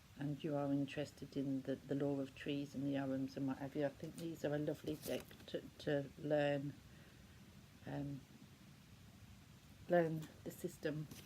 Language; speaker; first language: English; native; English